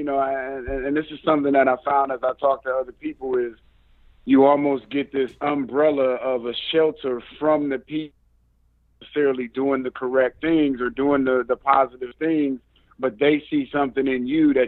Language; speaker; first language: English; native; English